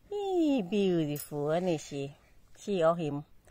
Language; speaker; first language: English; non-native, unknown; Thai